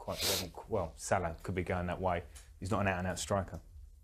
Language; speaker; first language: English; native; English